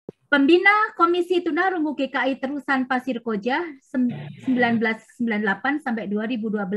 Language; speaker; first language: Indonesian; native; Indonesian